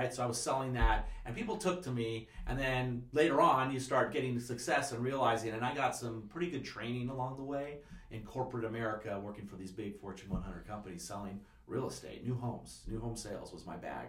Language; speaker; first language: English; native; English